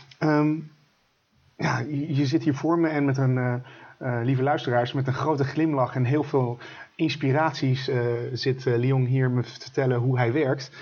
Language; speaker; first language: Dutch; native; Dutch